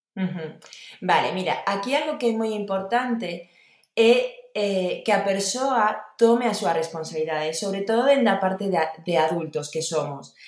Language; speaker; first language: Galician; non-native, local second language; Spanish